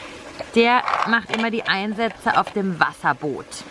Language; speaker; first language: German; native; German